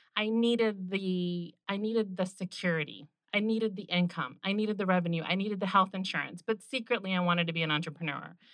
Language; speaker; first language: English; native; English